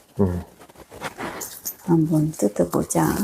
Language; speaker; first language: Korean; non-native, learner; Vietnamese